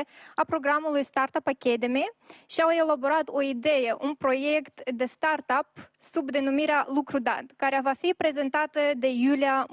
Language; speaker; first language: Romanian; native; Romanian